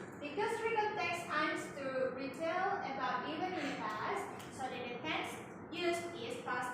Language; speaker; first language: English; non-native, learner; Indonesian